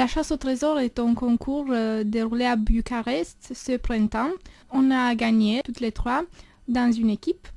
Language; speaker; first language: French; non-native, fluent; Romanian